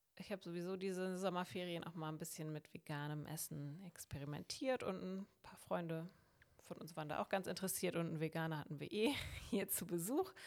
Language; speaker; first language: German; native; German